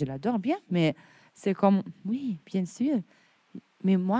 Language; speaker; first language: French; non-native, fluent; Italian